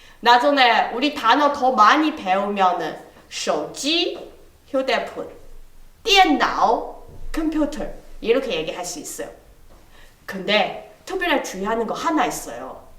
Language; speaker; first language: Korean; non-native, fluent; Chinese